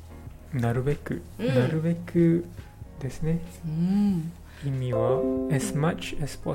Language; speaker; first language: Japanese; non-native, learner; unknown